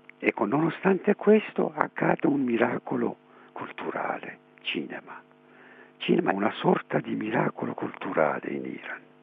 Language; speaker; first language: Italian; non-native, fluent; Persian